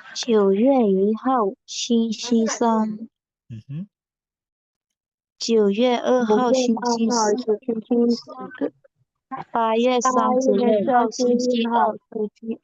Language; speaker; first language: Chinese; non-native, learner; Burmese